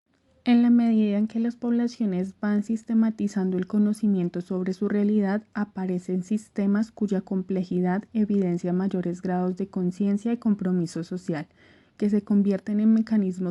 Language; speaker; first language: Spanish; native; Spanish